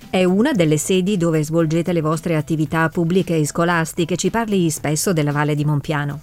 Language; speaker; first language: Italian; native; Italian